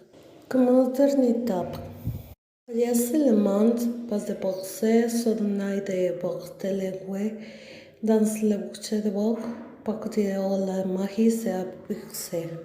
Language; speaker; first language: French; non-native, learner; Spanish